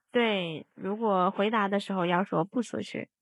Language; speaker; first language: Chinese; non-native, fluent; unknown